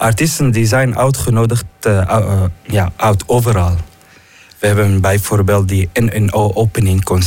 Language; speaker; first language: Dutch; non-native, fluent; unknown